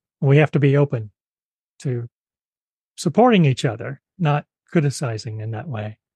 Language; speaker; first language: English; native; English